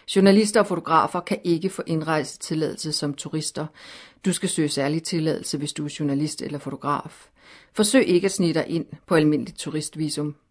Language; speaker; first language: Danish; native; Danish